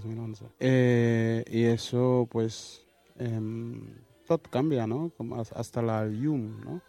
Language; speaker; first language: Catalan; early bilingual, other home language; Wolof